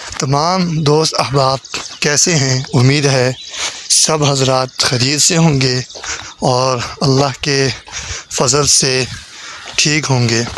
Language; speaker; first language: Urdu; non-native, local second language; Northern Hindko